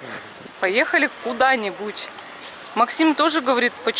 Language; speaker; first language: Russian; native; Russian